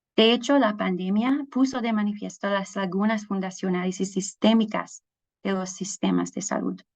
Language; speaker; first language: Spanish; non-native, fluent; English